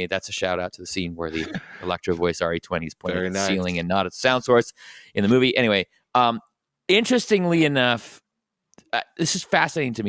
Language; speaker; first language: English; native; English